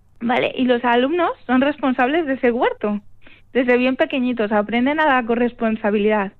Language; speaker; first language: Spanish; native; Spanish